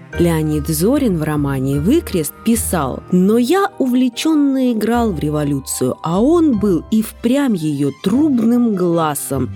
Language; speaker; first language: Russian; native; Russian